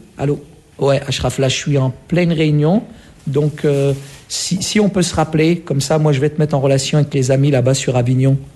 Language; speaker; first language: French; non-native, local second language; Arabic